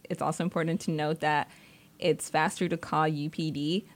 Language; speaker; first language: English; native; English